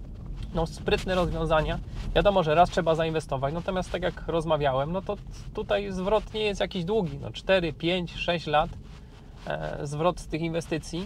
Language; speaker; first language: Polish; native; Polish